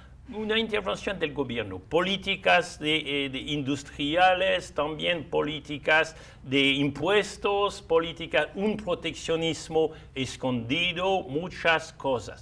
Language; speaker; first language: Spanish; non-native, fluent; French